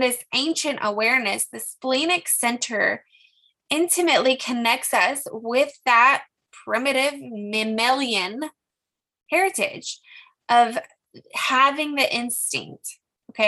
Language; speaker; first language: English; native; English